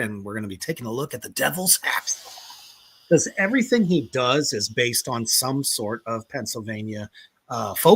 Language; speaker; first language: English; native; English